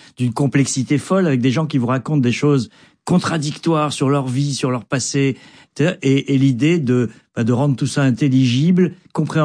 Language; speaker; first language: French; native; French